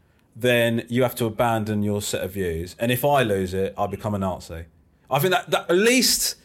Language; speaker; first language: English; native; English